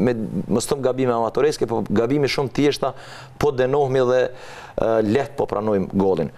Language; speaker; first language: Albanian; native; Albanian